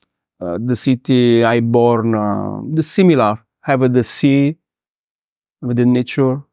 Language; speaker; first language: English; non-native, learner; Italian